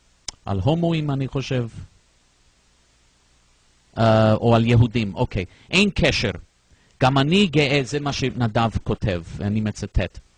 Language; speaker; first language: Hebrew; non-native, fluent; English